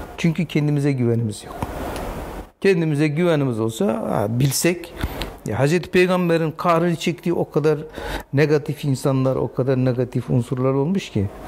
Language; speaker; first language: Turkish; non-native, local second language; Zaza